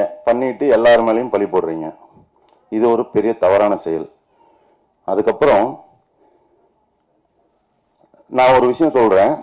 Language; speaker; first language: Tamil; native; Tamil